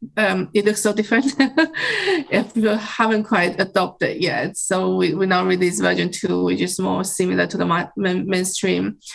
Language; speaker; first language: English; non-native, fluent; Chinese